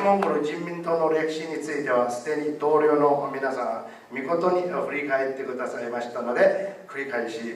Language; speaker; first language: Japanese; non-native, fluent; Mongolian